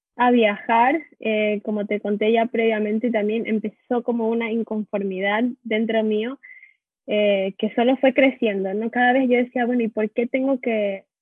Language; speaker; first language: Spanish; native; Spanish